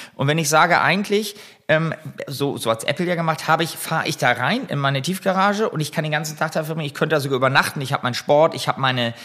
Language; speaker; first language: German; native; German